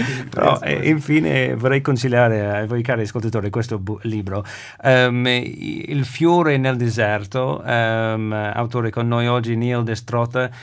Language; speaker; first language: Italian; native; Italian